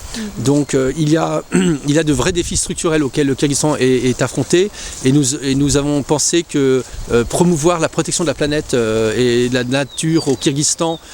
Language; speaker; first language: French; native; French